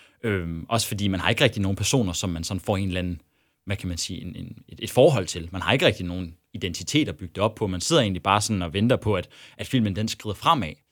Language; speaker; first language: Danish; native; Danish